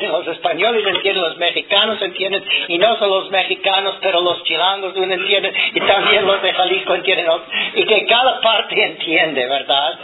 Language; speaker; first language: Spanish; non-native, fluent; English